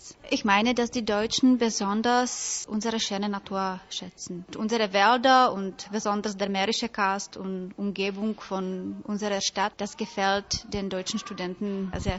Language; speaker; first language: German; non-native, fluent; Czech